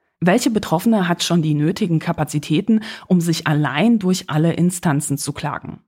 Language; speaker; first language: German; early bilingual, other home language; Polish